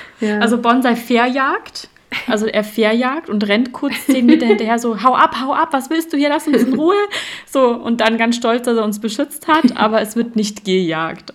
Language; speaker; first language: German; native; German